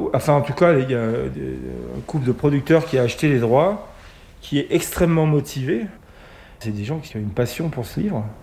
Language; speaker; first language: French; native; French